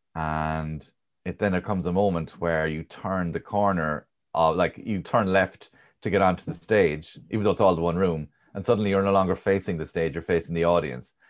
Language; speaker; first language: English; native; English